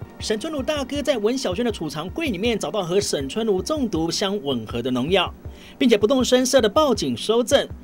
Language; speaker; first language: Chinese; native; Chinese